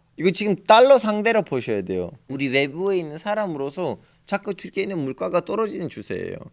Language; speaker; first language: Korean; non-native, fluent; Turkish